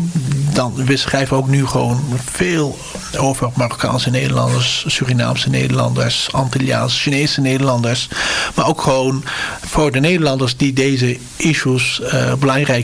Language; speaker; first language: Dutch; non-native, fluent; Turkish